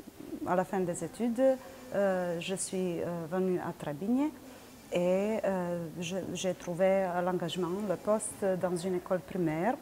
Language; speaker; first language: French; non-native, fluent; Serbian